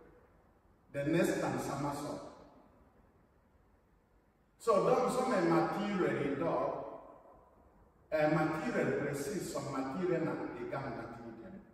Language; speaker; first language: Swedish; non-native, fluent; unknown